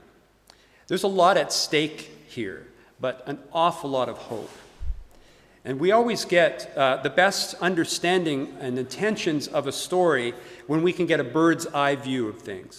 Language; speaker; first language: English; native; English